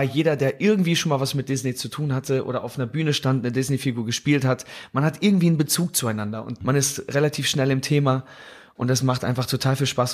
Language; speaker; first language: German; native; German